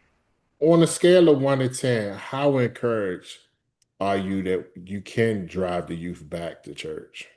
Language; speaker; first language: English; native; English